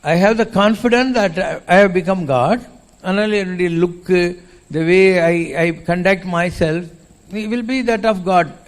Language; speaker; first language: English; non-native, local second language; Tamil